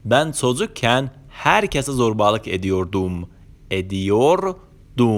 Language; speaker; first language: Turkish; non-native, learner; Persian